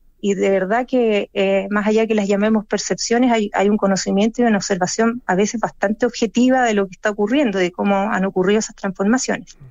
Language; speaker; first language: Spanish; native; Spanish